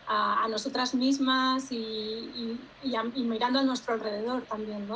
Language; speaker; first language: Spanish; native; Spanish